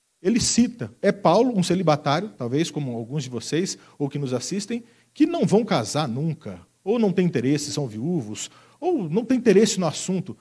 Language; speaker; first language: Portuguese; native; Portuguese